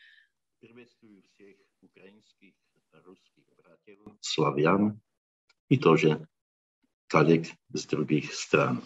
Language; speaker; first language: Russian; non-native, learner; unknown